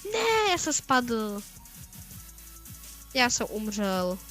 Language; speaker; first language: Czech; early bilingual, other home language; Russian